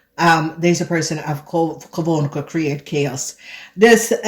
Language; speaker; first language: Dutch; non-native, fluent; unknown